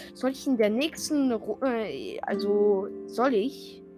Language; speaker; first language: German; non-native, fluent; French